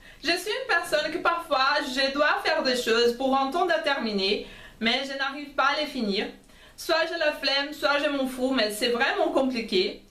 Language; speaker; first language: French; non-native, fluent; Portuguese